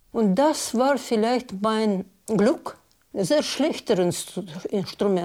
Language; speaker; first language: German; non-native, learner; Russian